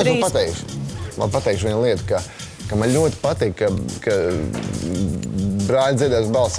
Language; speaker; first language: Latvian; native; Latvian